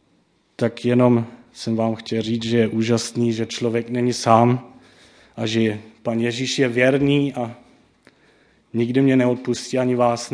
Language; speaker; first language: Czech; non-native, fluent; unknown